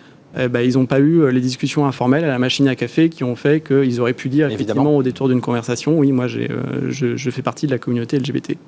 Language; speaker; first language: French; native; French